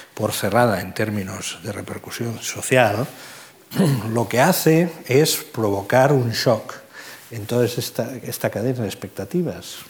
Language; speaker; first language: Spanish; non-native, local second language; Catalan